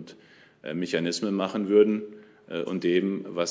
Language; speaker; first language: German; native; German